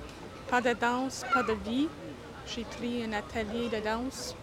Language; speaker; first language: French; non-native, local second language; English